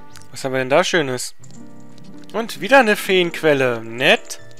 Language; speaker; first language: German; native; German